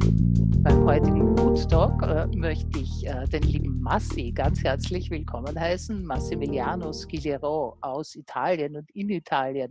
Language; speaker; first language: German; native; German